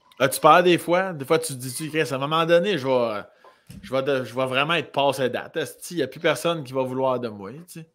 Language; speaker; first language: French; native; French